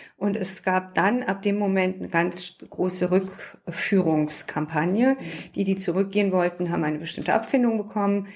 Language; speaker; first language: German; early bilingual, other home language; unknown